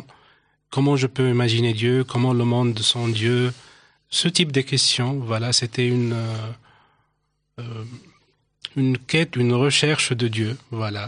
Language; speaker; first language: French; non-native, local second language; Arabic